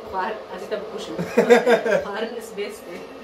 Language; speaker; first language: German; non-native, learner; Kurdish